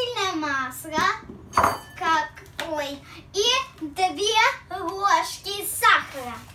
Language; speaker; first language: Russian; early bilingual, heritage; Russian